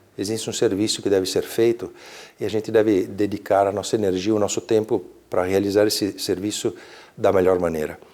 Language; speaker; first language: Portuguese; early bilingual, other home language; Italian